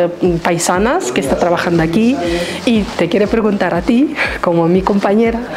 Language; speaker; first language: Spanish; non-native, fluent; Kyrgyz